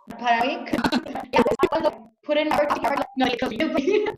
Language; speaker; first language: English; non-native, fluent; Spanish